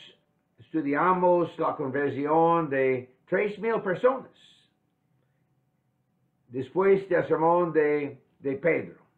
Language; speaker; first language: Spanish; non-native, fluent; English